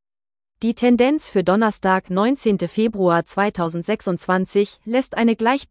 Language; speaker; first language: German; native; German